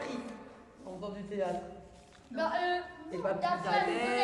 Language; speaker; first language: French; native; French